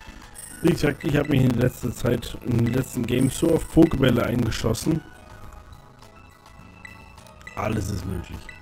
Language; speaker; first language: German; native; German